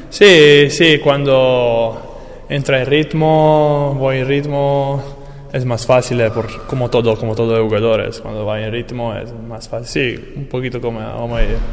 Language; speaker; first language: Spanish; non-native, learner; Italian